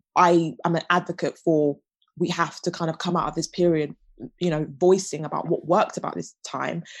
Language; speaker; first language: English; native; English